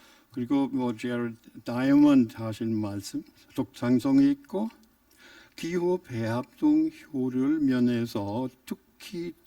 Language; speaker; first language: Korean; non-native, fluent; German